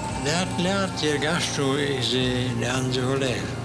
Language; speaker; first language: Hebrew; non-native, fluent; German